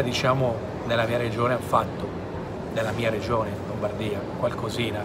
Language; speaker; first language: Italian; native; Italian